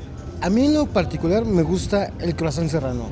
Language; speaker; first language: Spanish; native; Spanish